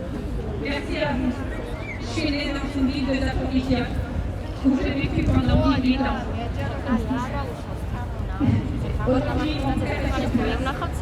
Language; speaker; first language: French; non-native, fluent; Russian